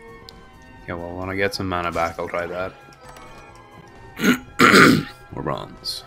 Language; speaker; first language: English; native; English